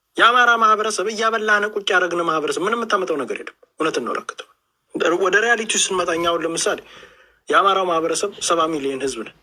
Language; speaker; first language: Amharic; native; Amharic